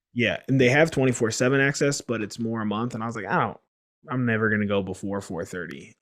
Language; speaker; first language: English; native; English